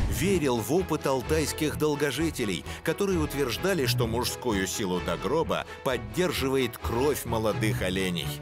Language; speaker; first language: Russian; native; Russian